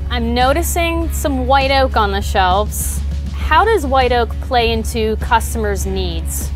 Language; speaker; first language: English; native; English